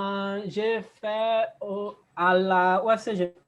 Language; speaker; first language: French; non-native, learner; Portuguese